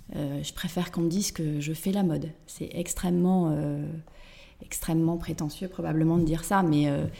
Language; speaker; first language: French; native; French